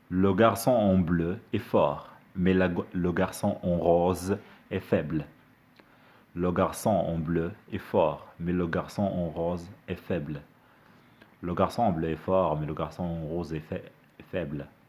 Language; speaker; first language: French; non-native, fluent; Arabic